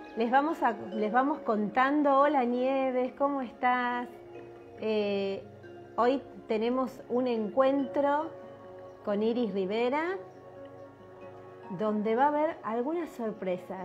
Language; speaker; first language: Spanish; native; Spanish